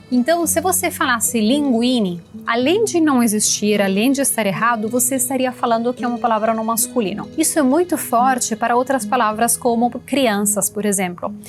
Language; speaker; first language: Portuguese; non-native, fluent; Italian